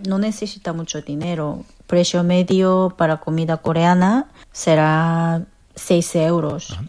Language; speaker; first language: Spanish; non-native, fluent; Korean